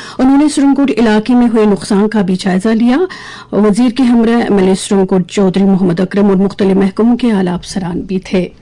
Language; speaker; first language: Urdu; non-native, local second language; Kashmiri